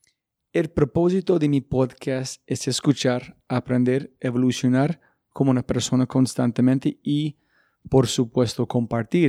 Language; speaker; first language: Spanish; non-native, learner; English